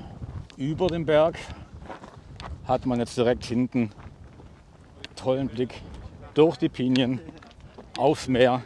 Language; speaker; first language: German; native; German